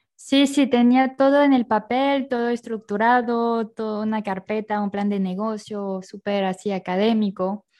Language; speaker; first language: Spanish; non-native, fluent; French